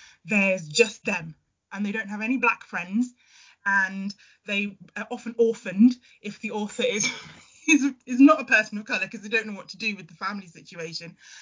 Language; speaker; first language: English; native; English